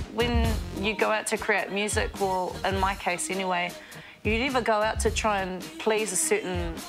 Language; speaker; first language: English; native; English